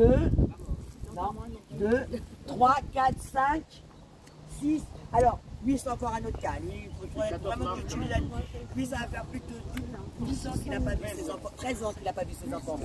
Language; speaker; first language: French; native; French